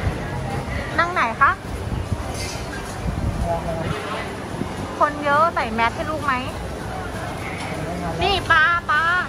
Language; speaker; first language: Thai; native; Thai